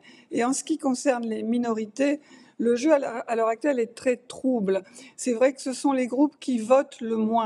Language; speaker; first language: French; native; French